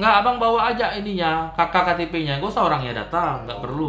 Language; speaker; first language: Indonesian; native; Indonesian